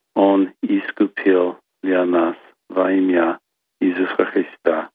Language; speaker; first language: Russian; non-native, learner; English